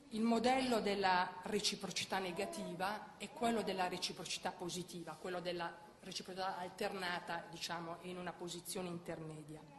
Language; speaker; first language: Italian; native; Italian